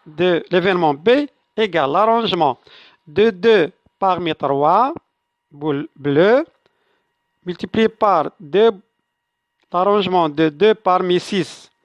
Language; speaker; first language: French; non-native, local second language; Arabic